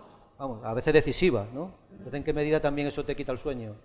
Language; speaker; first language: Spanish; native; Spanish